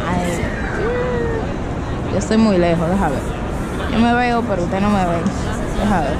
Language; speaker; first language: Spanish; native; Spanish